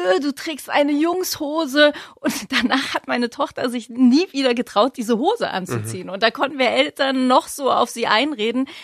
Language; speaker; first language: German; native; German